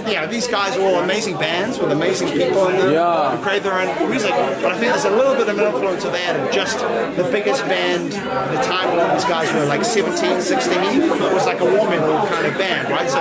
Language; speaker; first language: English; native; English